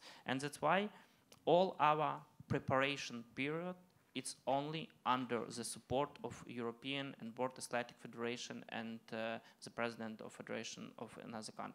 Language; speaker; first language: English; non-native, learner; Ukrainian